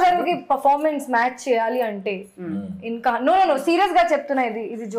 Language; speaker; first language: Telugu; non-native, fluent; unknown